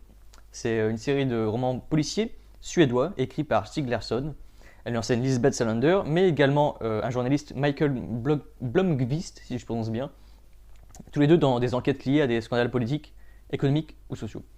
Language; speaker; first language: French; native; French